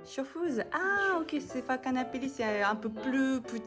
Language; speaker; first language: French; non-native, learner; Japanese